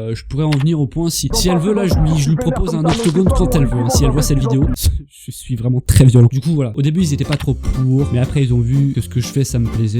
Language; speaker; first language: French; native; French